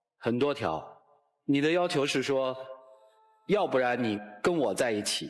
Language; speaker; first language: Chinese; native; Chinese